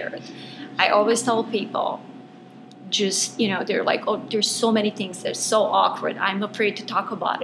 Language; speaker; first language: English; non-native, fluent; Bosnian